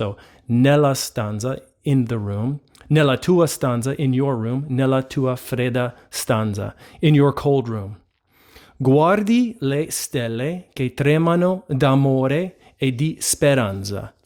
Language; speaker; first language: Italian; non-native, fluent; English